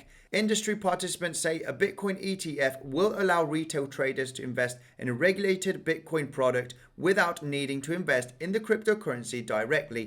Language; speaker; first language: English; native; English